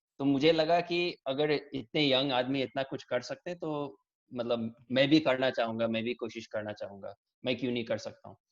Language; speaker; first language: Hindi; early bilingual, heritage; English